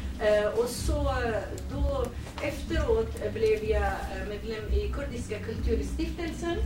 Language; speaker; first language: Swedish; non-native, fluent; Kurdish